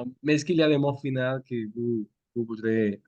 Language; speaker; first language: French; non-native, fluent; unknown